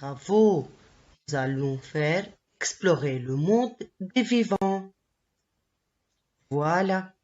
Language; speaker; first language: French; non-native, local second language; Arabic